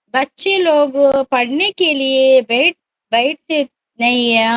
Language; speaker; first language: Hindi; non-native, local second language; Kannada